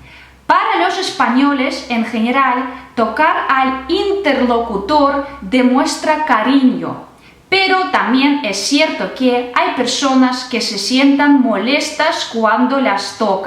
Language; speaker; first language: Spanish; non-native, fluent; Russian